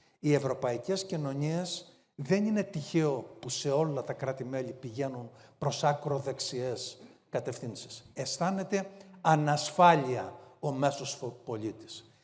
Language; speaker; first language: Greek; native; Greek